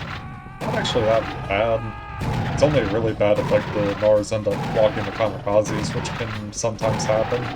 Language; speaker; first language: English; native; English